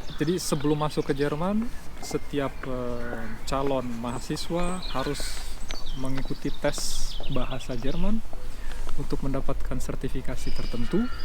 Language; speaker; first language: Indonesian; native; Indonesian